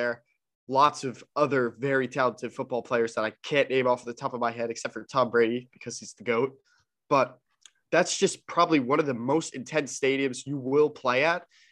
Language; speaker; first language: English; native; English